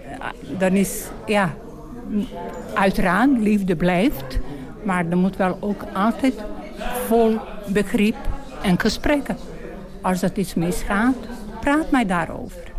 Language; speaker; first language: Dutch; non-native, learner; Bosnian